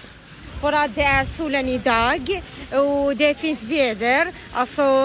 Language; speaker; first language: Swedish; non-native, learner; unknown